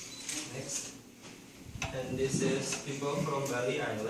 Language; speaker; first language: English; non-native, learner; Indonesian